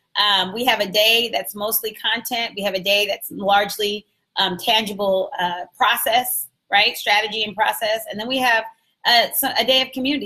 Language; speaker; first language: English; native; English